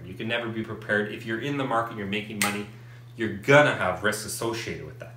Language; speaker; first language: English; native; English